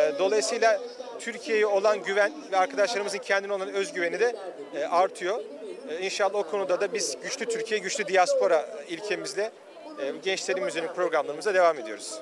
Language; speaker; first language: Turkish; native; Turkish